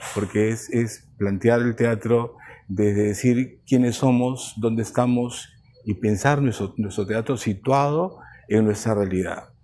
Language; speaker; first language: Spanish; native; Spanish